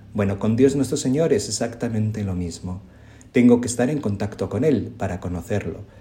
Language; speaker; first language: Spanish; native; Spanish